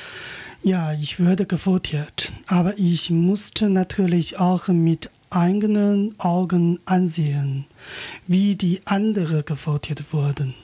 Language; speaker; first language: German; non-native, learner; Chinese